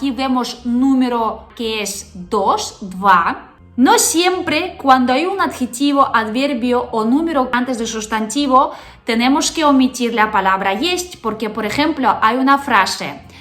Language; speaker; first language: Spanish; non-native, fluent; Russian